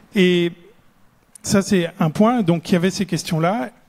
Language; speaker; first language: French; native; French